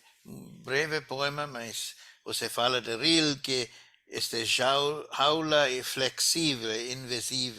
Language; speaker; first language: Portuguese; non-native, fluent; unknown